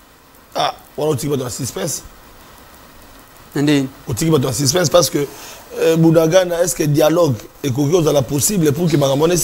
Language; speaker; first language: French; non-native, local second language; Lingala